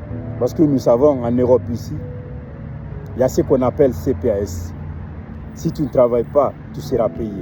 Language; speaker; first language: French; non-native, local second language; Fula